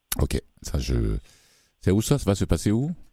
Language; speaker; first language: French; native; French